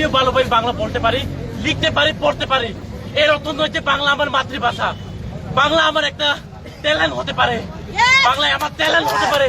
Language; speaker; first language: Bangla; non-native, local second language; Kok Borok